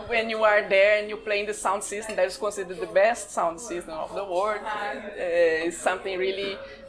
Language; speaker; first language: English; non-native, fluent; Portuguese